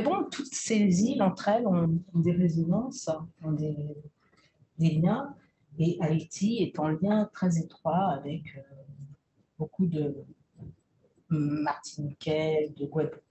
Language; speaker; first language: French; native; French